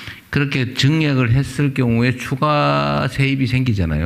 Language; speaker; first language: Korean; native; Korean